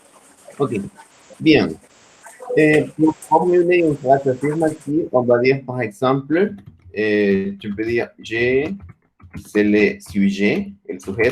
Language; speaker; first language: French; non-native, fluent; Spanish